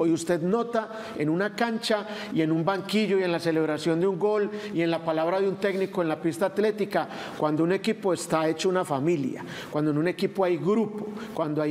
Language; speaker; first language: Spanish; native; Spanish